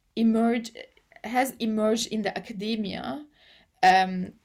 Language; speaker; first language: English; non-native, fluent; Turkish